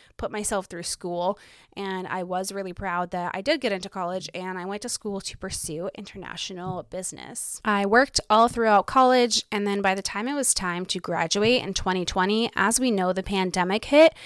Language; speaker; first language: English; early bilingual, other home language; Ukrainian